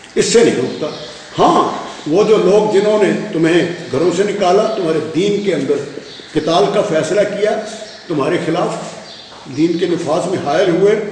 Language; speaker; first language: Urdu; non-native, local second language; Punjabi